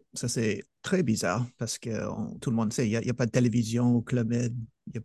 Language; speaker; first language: French; non-native, fluent; English